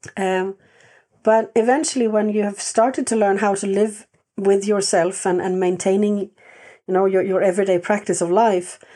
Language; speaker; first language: English; non-native, fluent; Swedish